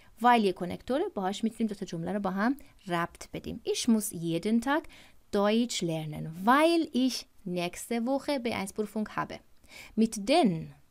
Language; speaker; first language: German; non-native, fluent; Persian